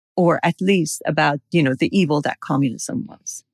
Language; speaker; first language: English; non-native, fluent; Persian